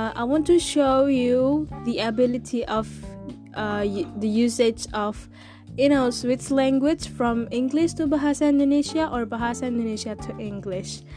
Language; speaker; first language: English; non-native, fluent; Indonesian